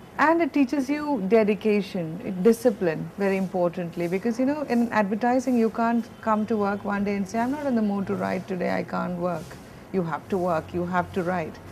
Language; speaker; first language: English; non-native, local second language; Malayalam